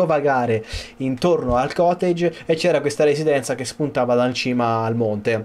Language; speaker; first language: Italian; native; Italian